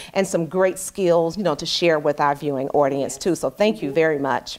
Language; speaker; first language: English; native; English